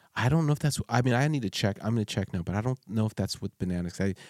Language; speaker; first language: English; early bilingual, other home language; Filipino